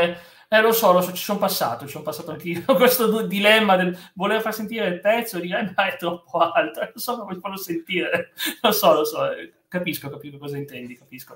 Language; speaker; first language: Italian; native; Italian